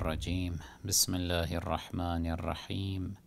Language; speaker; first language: Arabic; native; Arabic